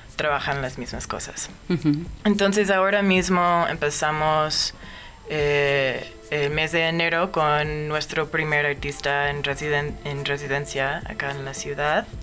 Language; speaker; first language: Spanish; non-native, fluent; English